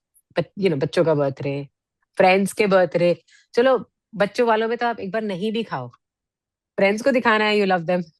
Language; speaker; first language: Hindi; native; Hindi